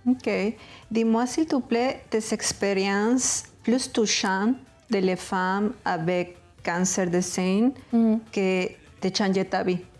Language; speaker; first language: French; non-native, learner; Spanish